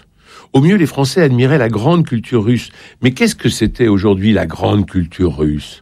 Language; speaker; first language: French; native; French